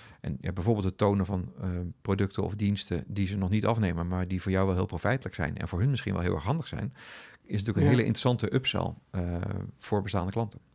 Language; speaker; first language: Dutch; native; Dutch